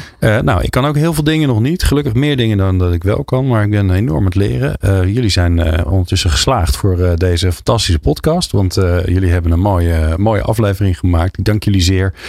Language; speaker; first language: Dutch; native; Dutch